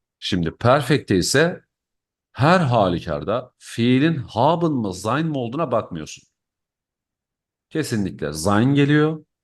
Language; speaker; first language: Turkish; native; Turkish